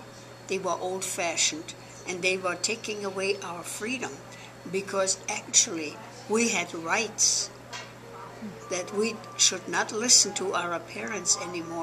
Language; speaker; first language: English; non-native, fluent; German